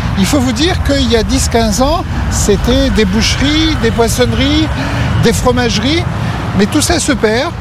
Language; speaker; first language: French; native; French